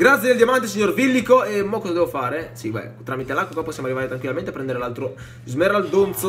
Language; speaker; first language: Italian; native; Italian